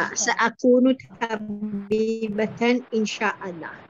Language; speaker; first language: Arabic; non-native, learner; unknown